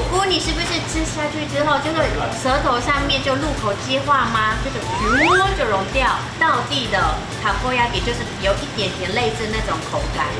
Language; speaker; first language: Chinese; non-native, fluent; Japanese